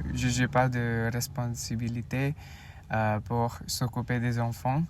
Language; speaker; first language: French; non-native, learner; Indonesian